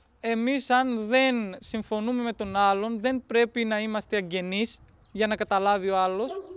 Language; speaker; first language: Greek; non-native, fluent; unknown